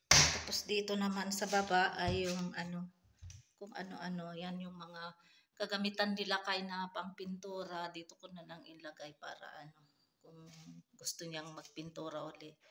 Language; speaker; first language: Filipino; native; Filipino